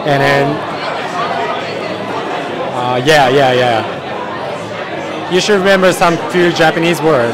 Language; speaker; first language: English; non-native, learner; Japanese